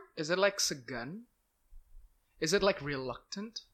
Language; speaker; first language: English; non-native, fluent; Malay